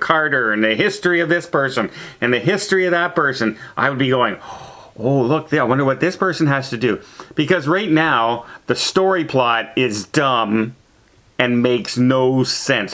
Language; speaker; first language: English; native; English